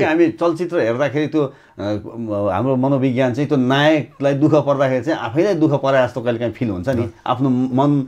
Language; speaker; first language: Nepali; native; Nepali